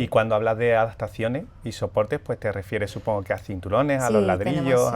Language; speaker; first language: Spanish; native; Spanish